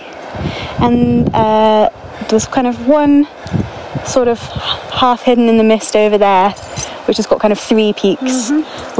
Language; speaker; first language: English; native; English